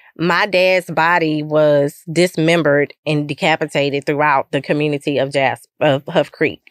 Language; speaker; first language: English; native; English